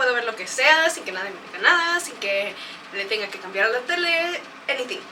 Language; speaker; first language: Spanish; early bilingual, heritage; Spanish